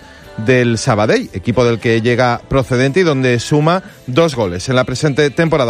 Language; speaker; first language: Spanish; native; Spanish